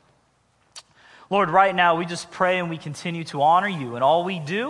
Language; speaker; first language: English; native; English